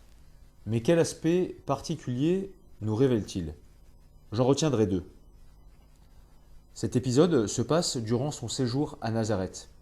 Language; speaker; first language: French; native; French